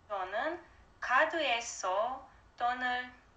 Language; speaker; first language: Korean; non-native, learner; Romanian